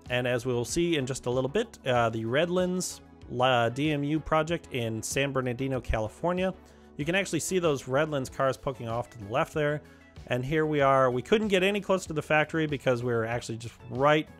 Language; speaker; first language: English; native; English